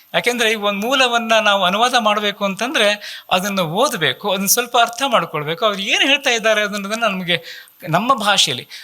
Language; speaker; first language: Kannada; native; Kannada